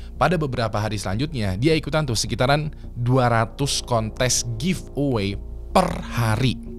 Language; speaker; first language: Indonesian; native; Indonesian